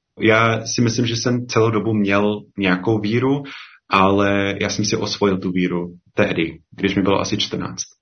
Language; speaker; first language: Czech; non-native, fluent; English